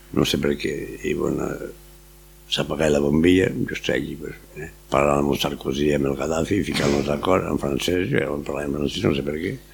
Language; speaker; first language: Catalan; native; Catalan